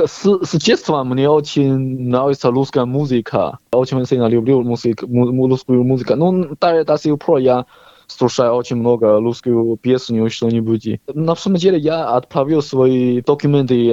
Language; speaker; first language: Russian; non-native, learner; Chinese